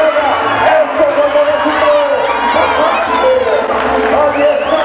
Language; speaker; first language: Spanish; native; Spanish